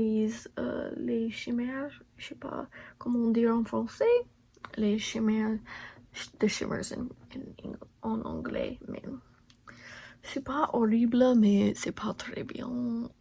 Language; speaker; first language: French; non-native, learner; English